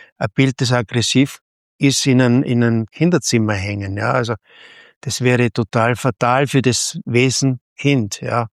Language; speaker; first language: German; native; German